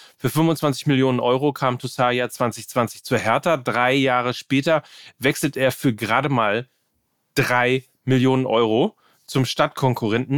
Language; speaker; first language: German; native; German